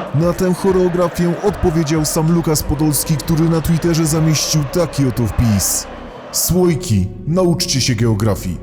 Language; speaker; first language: Polish; native; Polish